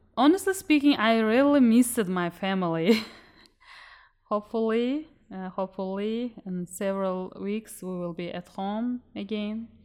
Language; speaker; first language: English; non-native, fluent; Uzbek